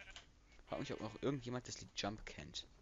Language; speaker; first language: German; native; German